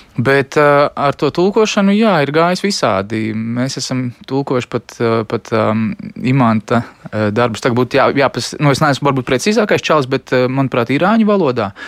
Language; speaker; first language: Latvian; native; Latvian